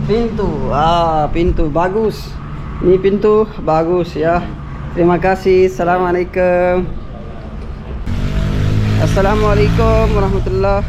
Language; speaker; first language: Indonesian; non-native, learner; Urdu